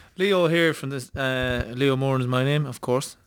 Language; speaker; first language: English; native; English